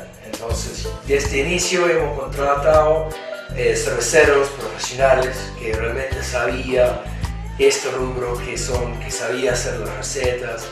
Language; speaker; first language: Spanish; non-native, fluent; English